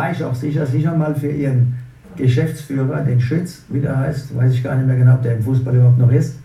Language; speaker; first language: German; native; German